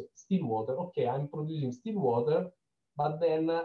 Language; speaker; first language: English; non-native, fluent; Italian